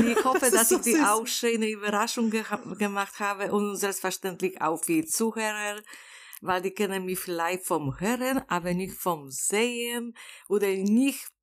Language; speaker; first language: German; non-native, learner; Polish